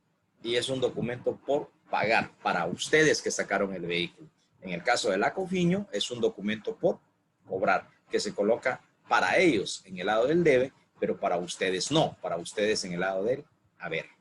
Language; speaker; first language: Spanish; native; Spanish